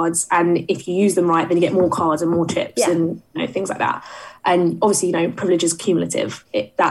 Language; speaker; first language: English; native; English